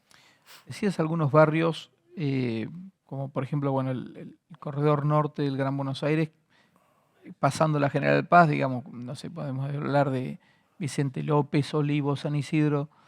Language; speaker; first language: Spanish; native; Spanish